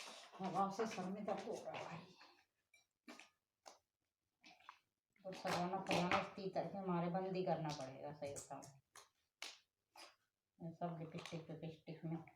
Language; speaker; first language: Hindi; native; Hindi